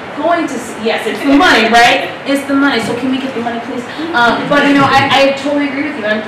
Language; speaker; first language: English; native; English